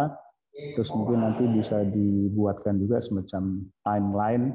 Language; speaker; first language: Indonesian; native; Indonesian